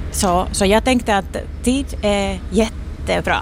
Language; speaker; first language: Swedish; non-native, local second language; Finnish